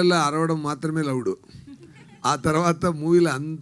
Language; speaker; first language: Telugu; non-native, fluent; Tamil